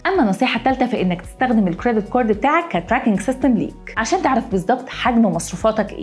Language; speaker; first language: Arabic; native; Arabic